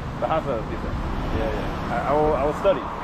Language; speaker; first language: Indonesian; non-native, learner; English